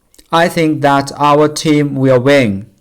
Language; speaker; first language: English; non-native, learner; Chinese